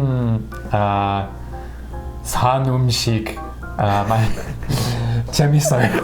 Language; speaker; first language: Korean; non-native, learner; English